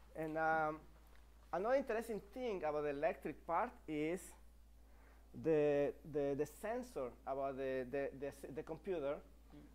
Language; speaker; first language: English; non-native, fluent; Spanish